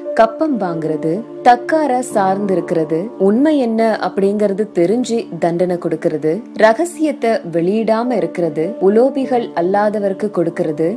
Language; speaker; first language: Tamil; native; Tamil